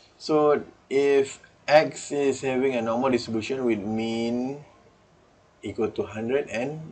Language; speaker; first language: English; non-native, local second language; Malay